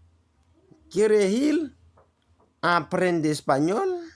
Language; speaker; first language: Spanish; non-native, learner; Haitian Creole